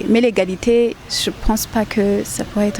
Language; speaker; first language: French; non-native, local second language; Rundi